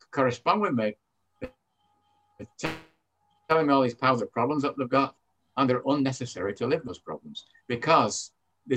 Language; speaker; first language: English; native; English